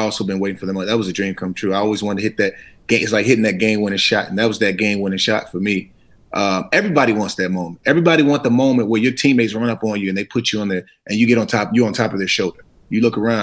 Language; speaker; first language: English; native; English